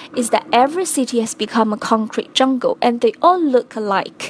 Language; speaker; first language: English; non-native, fluent; Chinese